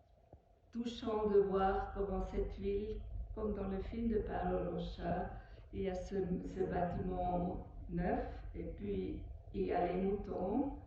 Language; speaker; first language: French; non-native, fluent; Portuguese